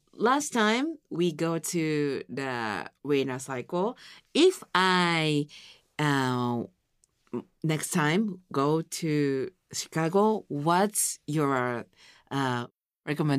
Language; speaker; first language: English; non-native, learner; Japanese